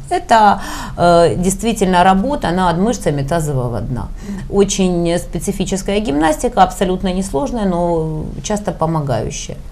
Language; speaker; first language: Russian; native; Russian